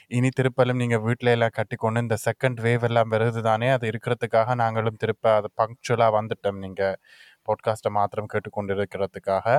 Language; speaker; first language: Tamil; native; Tamil